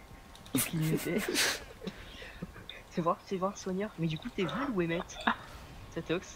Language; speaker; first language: French; native; French